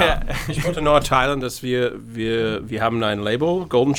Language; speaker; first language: German; non-native, fluent; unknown